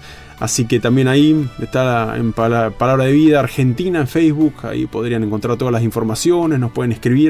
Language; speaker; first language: Spanish; native; Spanish